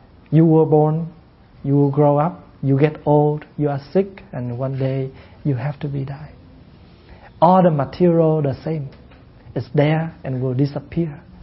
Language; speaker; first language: English; non-native, fluent; Vietnamese